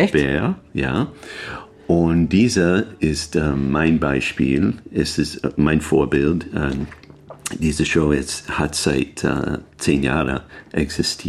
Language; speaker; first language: German; non-native, learner; English